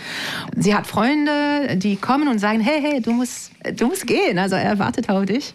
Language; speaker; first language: German; non-native, fluent; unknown